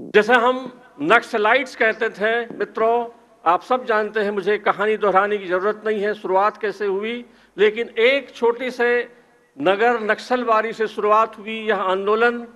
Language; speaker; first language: Hindi; native; Hindi